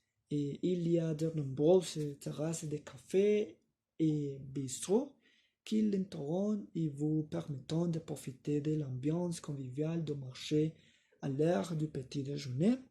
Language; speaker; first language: French; non-native, learner; Spanish